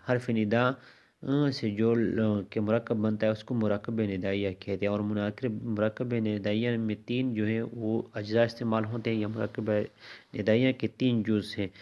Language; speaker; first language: Urdu; non-native, local second language; Pashto